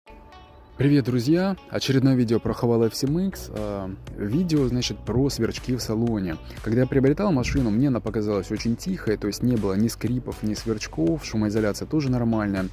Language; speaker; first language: Russian; native; Russian